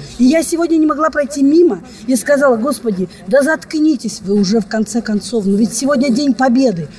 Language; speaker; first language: Russian; native; Russian